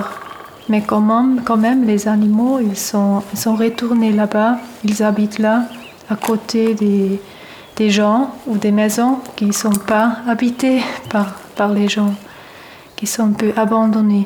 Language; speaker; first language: French; non-native, fluent; German